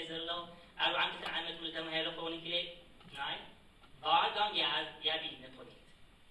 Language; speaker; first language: Norwegian; non-native, fluent; Tigrinya